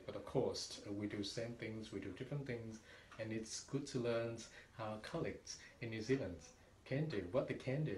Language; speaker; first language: English; non-native, fluent; Vietnamese